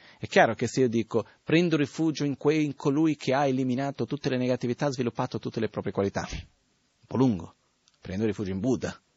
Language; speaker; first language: Italian; non-native, fluent; Portuguese